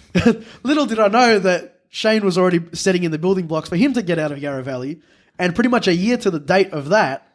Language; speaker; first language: English; native; English